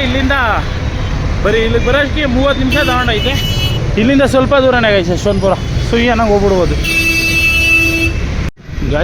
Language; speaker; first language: Kannada; native; Kannada